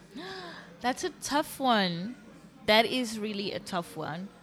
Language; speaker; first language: English; non-native, fluent; Dutch